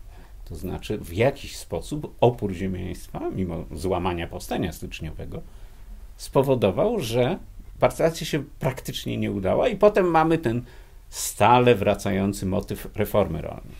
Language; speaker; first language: Polish; native; Polish